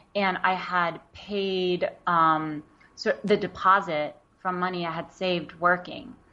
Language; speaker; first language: English; early bilingual, other home language; Wu Chinese